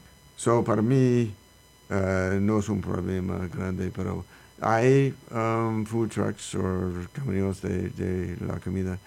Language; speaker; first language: Spanish; non-native, learner; English